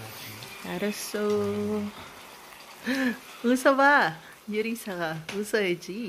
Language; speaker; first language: Korean; non-native, learner; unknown